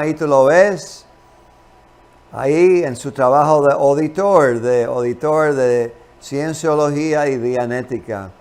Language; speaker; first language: Spanish; non-native, fluent; English